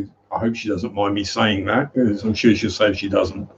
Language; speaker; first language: English; native; English